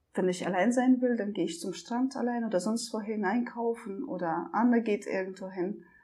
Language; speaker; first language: German; non-native, fluent; Russian